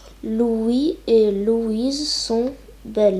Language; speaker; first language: French; non-native, learner; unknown